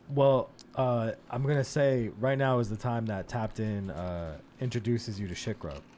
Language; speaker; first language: English; native; English